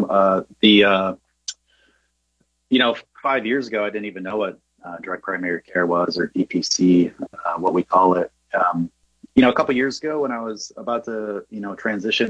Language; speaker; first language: English; native; English